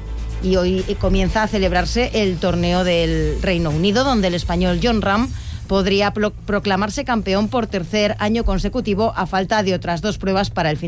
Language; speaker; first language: Spanish; native; Spanish